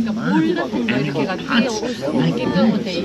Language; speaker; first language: Korean; native; Korean